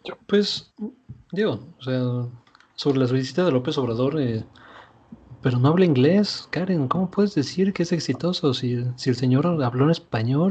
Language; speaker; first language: Spanish; native; Spanish